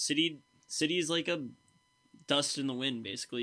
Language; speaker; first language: English; native; English